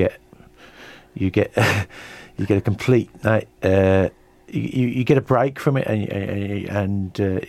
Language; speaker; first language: English; native; English